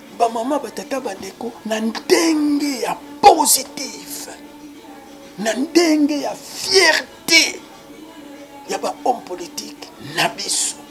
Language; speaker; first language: Lingala; native; Lingala